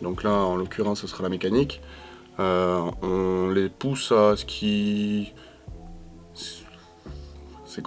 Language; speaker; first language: French; native; French